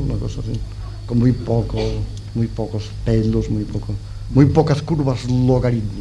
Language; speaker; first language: Spanish; non-native, local second language; Catalan